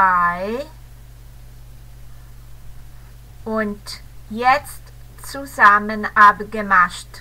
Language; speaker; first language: German; non-native, fluent; Italian